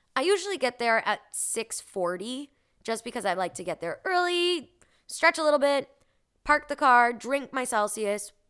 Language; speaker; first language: English; native; English